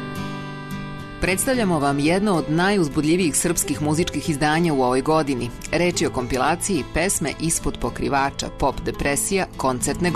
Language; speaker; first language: Serbian; native; Serbian